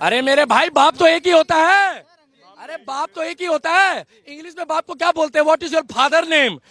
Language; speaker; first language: Hindi; native; Hindi